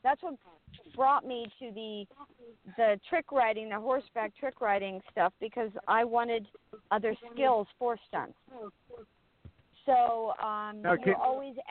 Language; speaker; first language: English; native; English